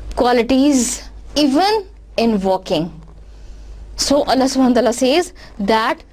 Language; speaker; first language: English; non-native, local second language; Urdu